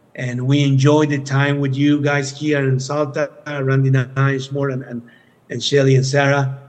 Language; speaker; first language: English; non-native, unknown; Spanish